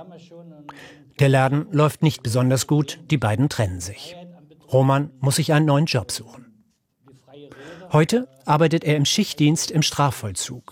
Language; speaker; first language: German; native; German